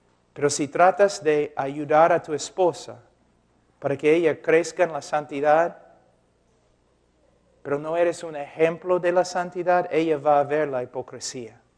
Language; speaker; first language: Spanish; non-native, fluent; English